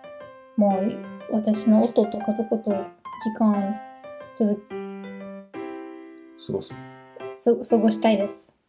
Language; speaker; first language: Japanese; non-native, learner; German